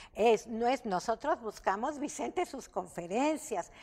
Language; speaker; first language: Spanish; native; Spanish